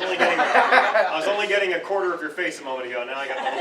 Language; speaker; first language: English; native; English